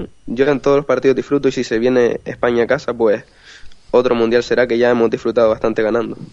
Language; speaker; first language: Spanish; native; Spanish